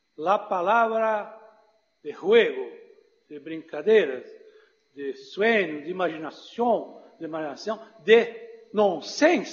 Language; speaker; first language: Portuguese; non-native, fluent; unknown